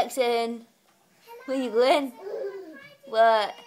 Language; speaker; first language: English; native; English